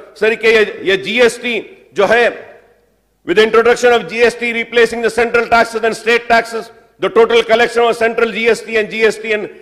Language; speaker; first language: English; non-native, local second language; Urdu